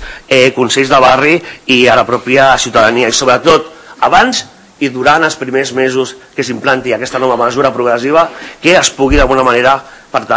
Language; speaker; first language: Catalan; native; Catalan